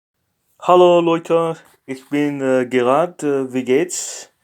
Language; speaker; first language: German; non-native, learner; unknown